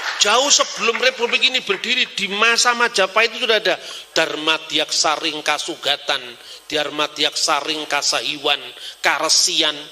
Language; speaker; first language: Indonesian; non-native, local second language; Javanese